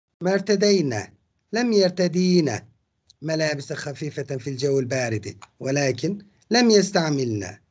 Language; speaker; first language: Arabic; non-native, fluent; Turkish